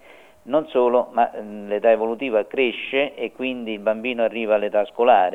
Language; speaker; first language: Italian; native; Italian